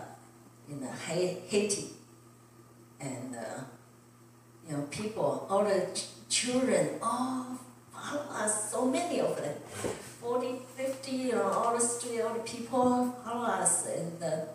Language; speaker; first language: English; non-native, learner; Chinese